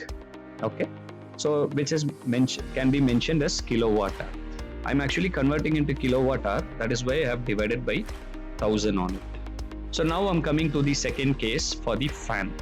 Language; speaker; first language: English; non-native, local second language; Tamil